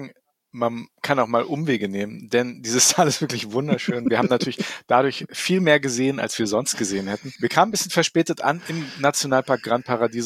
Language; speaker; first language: German; native; German